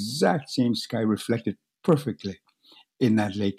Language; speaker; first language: English; non-native, fluent; Cree